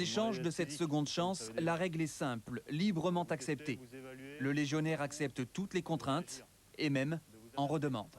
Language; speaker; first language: French; native; French